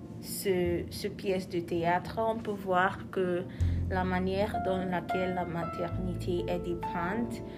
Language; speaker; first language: French; non-native, learner; English